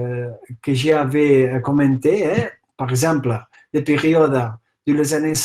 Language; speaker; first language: French; non-native, fluent; Catalan